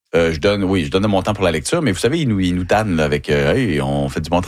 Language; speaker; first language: French; native; French